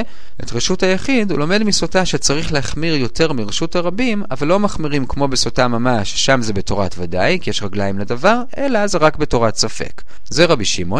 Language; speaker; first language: Hebrew; native; Hebrew